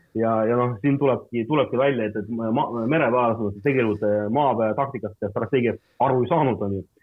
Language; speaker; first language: Estonian; non-native, local second language; Russian